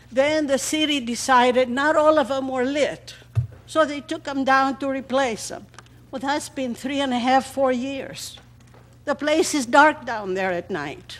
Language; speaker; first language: English; non-native, fluent; Greek